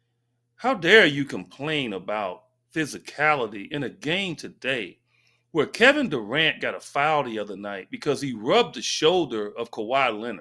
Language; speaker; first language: English; native; English